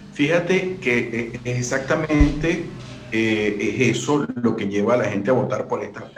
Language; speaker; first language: Spanish; native; Spanish